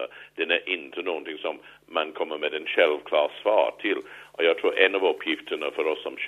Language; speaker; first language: Swedish; non-native, fluent; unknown